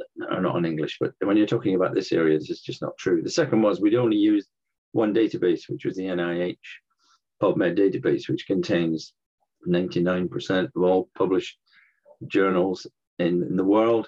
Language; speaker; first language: English; native; English